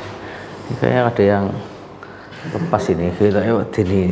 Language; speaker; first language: Indonesian; native; Indonesian